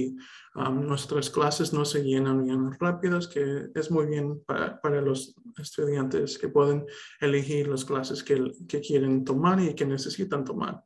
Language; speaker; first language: Spanish; early bilingual, heritage; Spanish